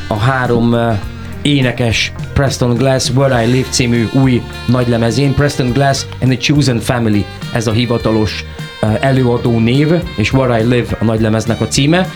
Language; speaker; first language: Hungarian; native; Hungarian